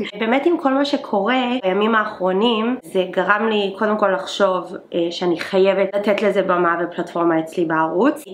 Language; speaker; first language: Hebrew; native; Hebrew